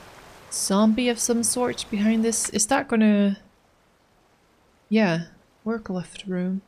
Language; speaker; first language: English; native; English